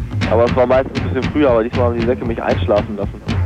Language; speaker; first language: German; native; German